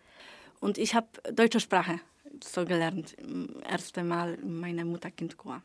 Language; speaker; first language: German; non-native, learner; Polish